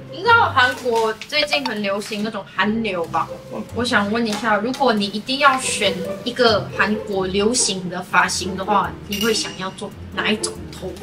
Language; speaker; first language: Chinese; non-native, fluent; Korean